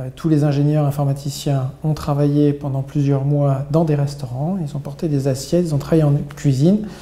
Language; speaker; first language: French; native; French